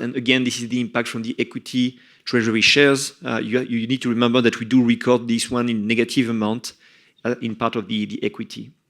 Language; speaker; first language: English; non-native, fluent; French